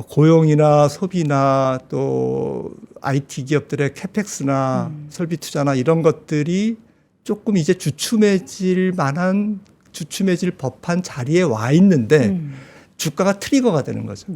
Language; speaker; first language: Korean; native; Korean